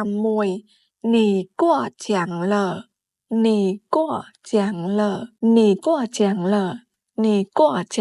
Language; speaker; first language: Chinese; non-native, fluent; Khmer